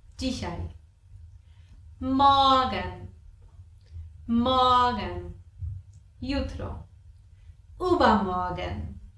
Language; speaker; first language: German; non-native, fluent; Polish